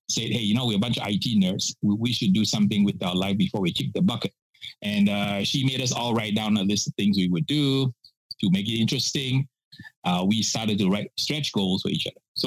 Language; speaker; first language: English; non-native, local second language; Min Nan Chinese